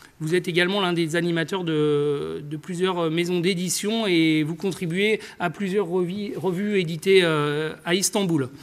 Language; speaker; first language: French; native; French